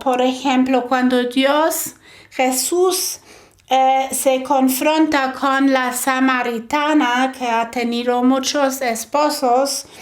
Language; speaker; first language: Spanish; non-native, fluent; German